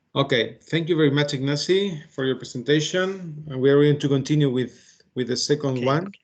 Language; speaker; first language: English; non-native, fluent; Spanish